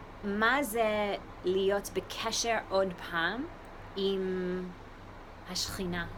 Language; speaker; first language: Hebrew; non-native, learner; English